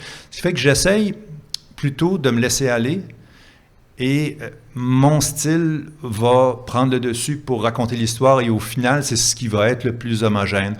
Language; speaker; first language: French; native; French